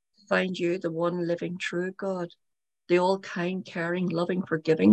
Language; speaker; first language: English; native; English